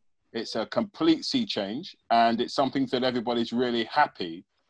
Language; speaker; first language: English; native; English